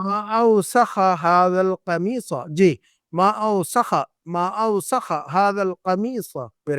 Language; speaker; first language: Arabic; non-native, fluent; Urdu